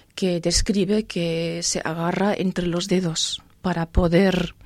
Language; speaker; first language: Spanish; non-native, fluent; German